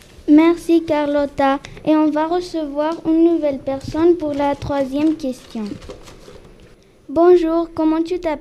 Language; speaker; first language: French; early bilingual, heritage; French